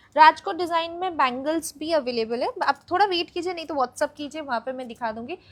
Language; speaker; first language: Hindi; non-native, local second language; Bangla